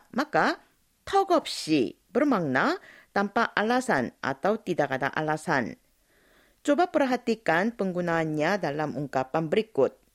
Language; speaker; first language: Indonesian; non-native, fluent; Korean